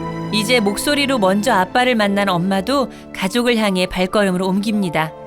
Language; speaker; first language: Korean; native; Korean